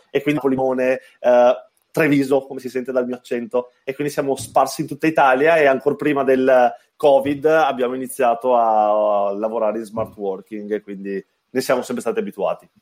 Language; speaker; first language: Italian; native; Italian